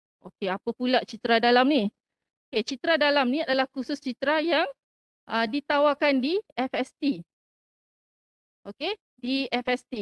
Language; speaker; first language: Malay; native; Malay